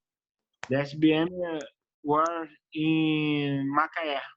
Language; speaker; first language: English; non-native, learner; Portuguese